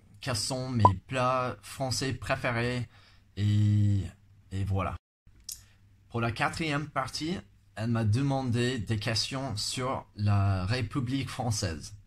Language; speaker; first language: French; non-native, fluent; English